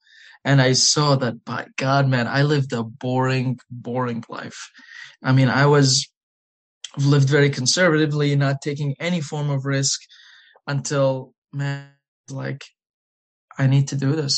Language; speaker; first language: English; non-native, fluent; Arabic